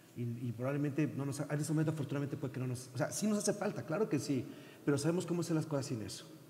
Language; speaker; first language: Spanish; native; Spanish